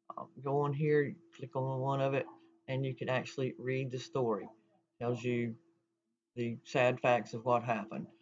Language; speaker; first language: English; native; English